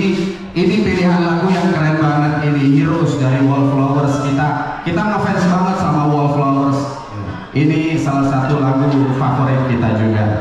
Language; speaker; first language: Indonesian; native; Indonesian